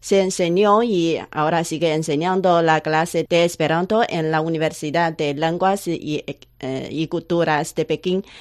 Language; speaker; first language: Spanish; non-native, learner; Chinese